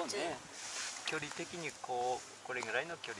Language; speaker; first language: Japanese; native; Japanese